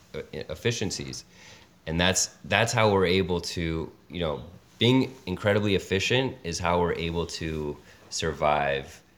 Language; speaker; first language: English; native; English